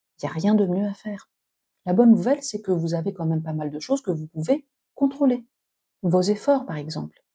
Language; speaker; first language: French; native; French